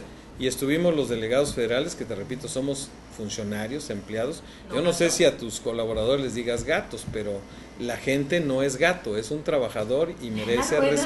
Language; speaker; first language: Spanish; native; Spanish